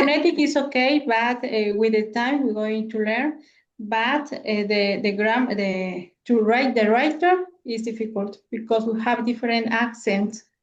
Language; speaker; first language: English; non-native, learner; Spanish